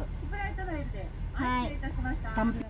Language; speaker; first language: Japanese; native; Japanese